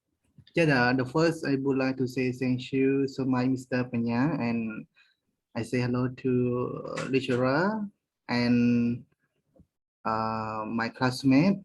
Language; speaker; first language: English; non-native, learner; Khmer